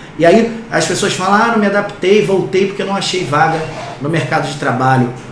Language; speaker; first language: Portuguese; native; Portuguese